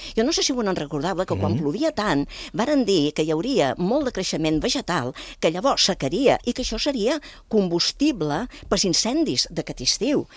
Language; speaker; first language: Catalan; native; Catalan